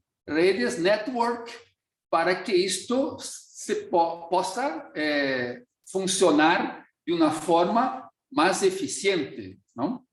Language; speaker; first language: Portuguese; non-native, fluent; Spanish